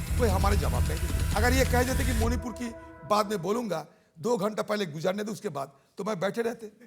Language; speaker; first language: Hindi; non-native, local second language; Bangla